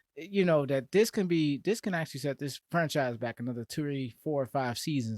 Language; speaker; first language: English; native; English